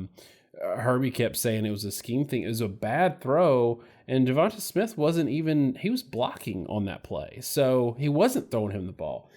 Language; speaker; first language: English; native; English